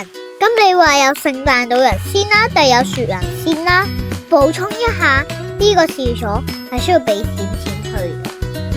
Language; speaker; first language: Chinese; native; Chinese